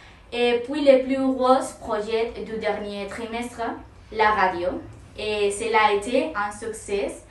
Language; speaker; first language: French; non-native, learner; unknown